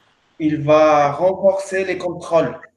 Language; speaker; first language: French; non-native, learner; Spanish